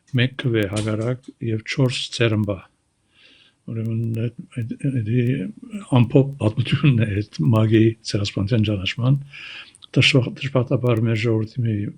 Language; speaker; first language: Armenian; early bilingual, heritage; Armenian